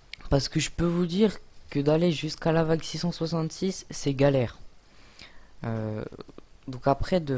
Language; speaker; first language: French; native; French